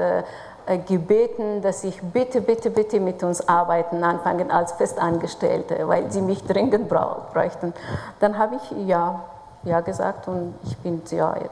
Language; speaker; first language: German; non-native, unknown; Persian